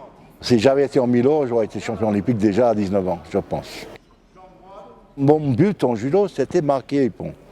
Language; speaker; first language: French; non-native, fluent; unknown